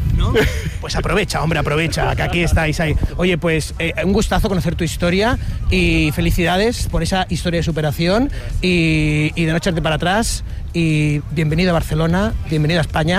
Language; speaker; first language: Spanish; native; Spanish